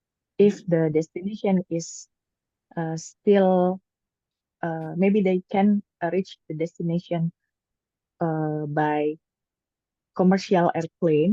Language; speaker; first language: English; non-native, learner; Indonesian